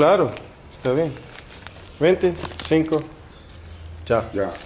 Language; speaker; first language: Spanish; non-native, learner; English